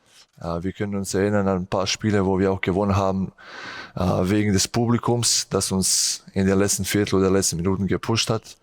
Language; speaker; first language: German; non-native, fluent; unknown